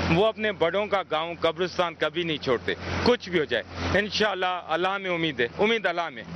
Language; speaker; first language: Urdu; native; Urdu